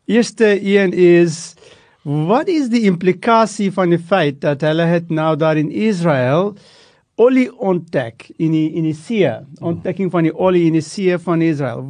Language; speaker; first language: Afrikaans; non-native, local second language; English